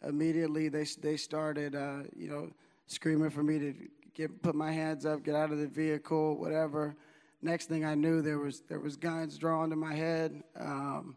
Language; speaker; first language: English; native; English